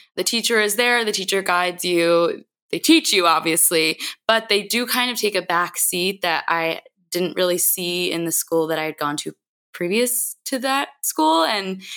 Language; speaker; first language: English; native; English